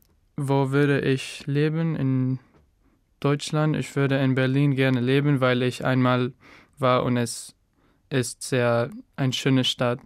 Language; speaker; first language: German; non-native, learner; Spanish